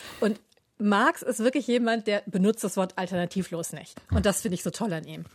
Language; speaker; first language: German; native; German